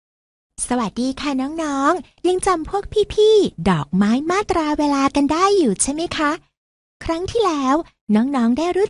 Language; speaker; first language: Thai; native; Thai